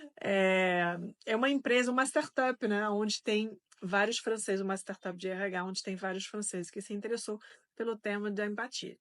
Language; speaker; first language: Portuguese; non-native, fluent; French